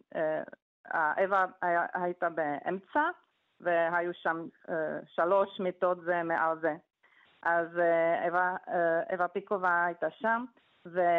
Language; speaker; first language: Hebrew; non-native, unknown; Czech